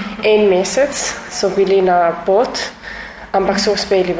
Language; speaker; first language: Slovenian; non-native, learner; Arabic